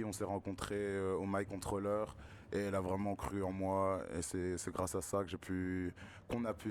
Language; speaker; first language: French; native; French